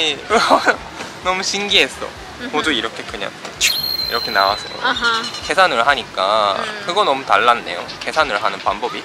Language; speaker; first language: Korean; non-native, fluent; Japanese